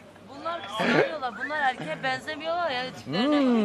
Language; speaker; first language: Turkish; native; Turkish